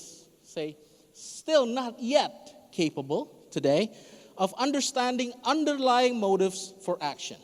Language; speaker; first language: English; non-native, fluent; Indonesian